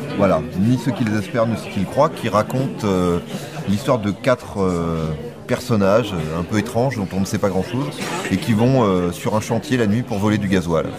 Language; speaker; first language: French; native; French